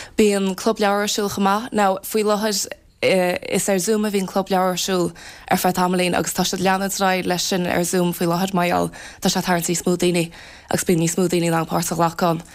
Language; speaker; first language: Irish; native; Irish